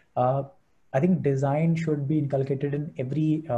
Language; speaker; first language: English; non-native, local second language; Hindi